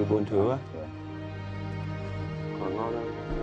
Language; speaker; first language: Vietnamese; non-native, learner; English